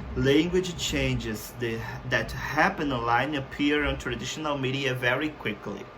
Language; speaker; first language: English; non-native, fluent; Portuguese